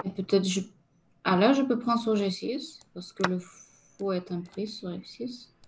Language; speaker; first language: French; non-native, fluent; Lithuanian